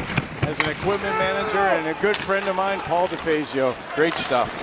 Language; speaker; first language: English; native; English